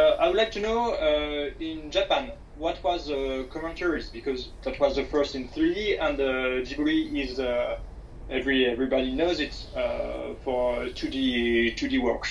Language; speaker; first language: English; non-native, fluent; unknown